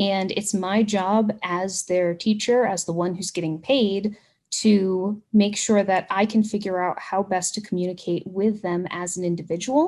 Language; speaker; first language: English; native; English